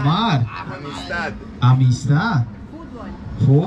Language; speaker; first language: Spanish; native; Spanish